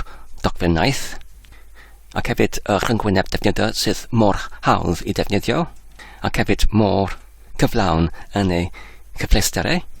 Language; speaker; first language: Welsh; non-native, learner; English